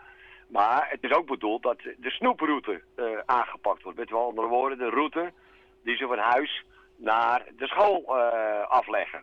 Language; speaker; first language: Dutch; native; Dutch